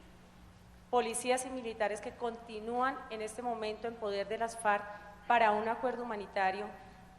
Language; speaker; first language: Spanish; native; Spanish